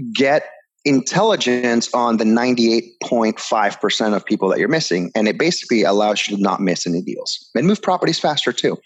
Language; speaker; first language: English; early bilingual, other home language; Spanish